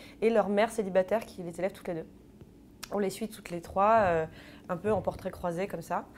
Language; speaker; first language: French; native; French